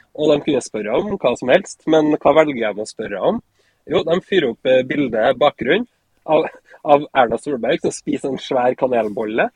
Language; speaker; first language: Norwegian; native; Norwegian